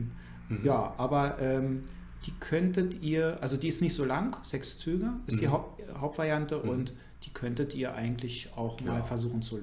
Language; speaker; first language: German; native; German